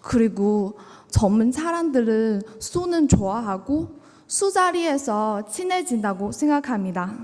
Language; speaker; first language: Korean; non-native, learner; Chinese